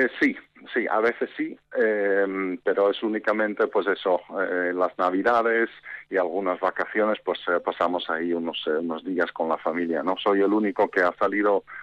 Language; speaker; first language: Spanish; non-native, fluent; Dutch